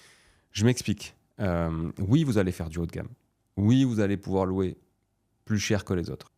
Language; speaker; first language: French; native; French